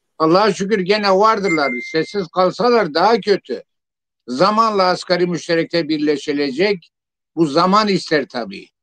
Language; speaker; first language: Turkish; non-native, local second language; Zaza